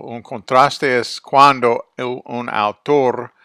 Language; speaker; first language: Spanish; non-native, fluent; English